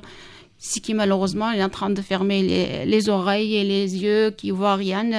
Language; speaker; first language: French; non-native, learner; Kurdish